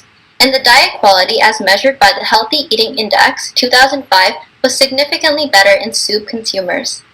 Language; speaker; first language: English; native; English